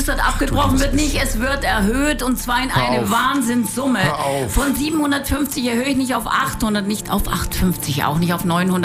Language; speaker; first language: German; native; German